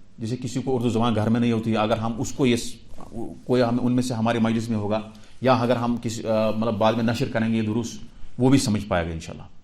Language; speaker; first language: Urdu; non-native, local second language; Kashmiri